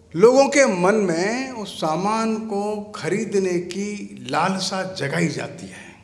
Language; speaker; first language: Hindi; native; Hindi